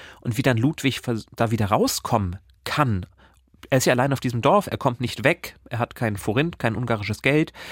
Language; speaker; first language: German; native; German